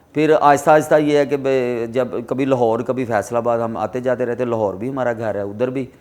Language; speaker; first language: Urdu; non-native, local second language; Punjabi